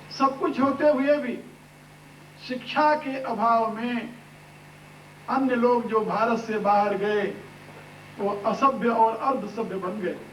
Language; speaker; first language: Hindi; native; Hindi